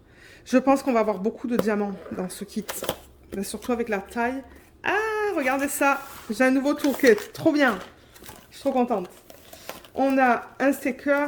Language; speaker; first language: French; native; French